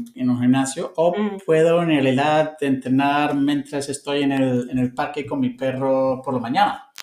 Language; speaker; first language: Spanish; non-native, fluent; English